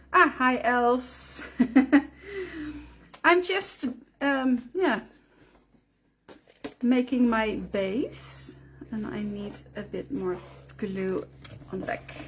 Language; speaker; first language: English; non-native, fluent; Dutch